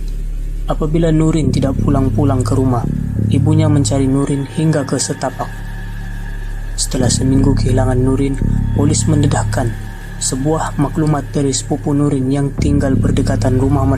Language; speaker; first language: Malay; native; Malay